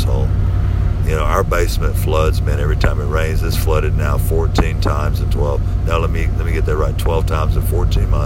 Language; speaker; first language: English; native; English